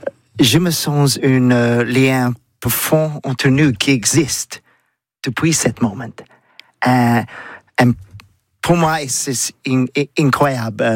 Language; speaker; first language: French; non-native, learner; English